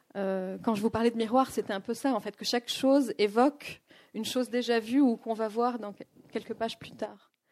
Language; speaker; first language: French; non-native, local second language; Arabic